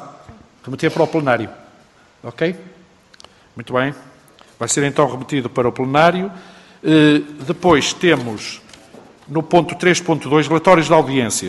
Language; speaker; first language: Portuguese; native; Portuguese